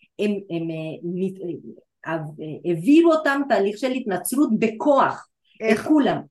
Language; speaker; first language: Hebrew; non-native, fluent; Spanish